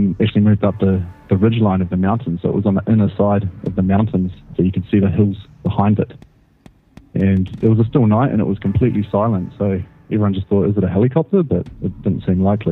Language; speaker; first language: English; native; English